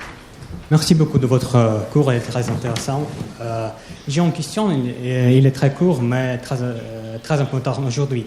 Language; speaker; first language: French; non-native, learner; Russian